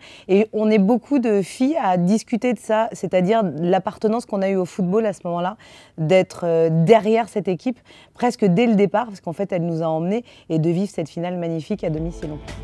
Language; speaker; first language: French; native; French